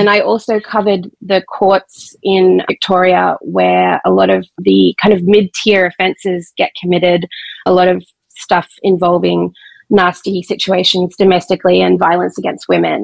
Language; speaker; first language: English; native; English